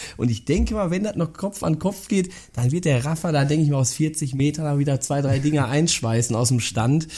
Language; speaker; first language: German; native; German